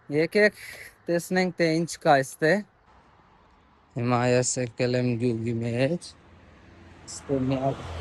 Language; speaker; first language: Armenian; non-native, learner; Hindi